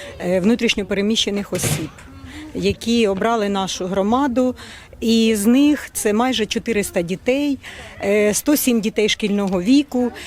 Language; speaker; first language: Ukrainian; native; Ukrainian